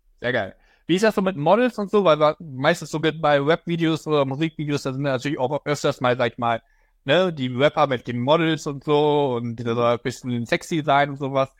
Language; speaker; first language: German; native; German